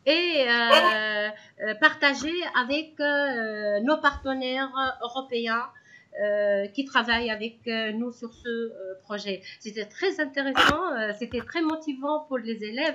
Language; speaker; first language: French; non-native, local second language; Arabic